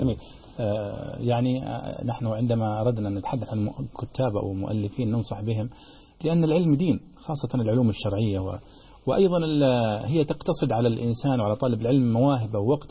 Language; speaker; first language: Arabic; native; Arabic